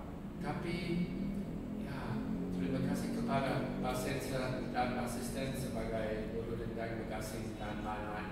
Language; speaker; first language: Indonesian; non-native, fluent; English